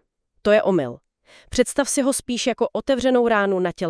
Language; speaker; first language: Czech; native; Czech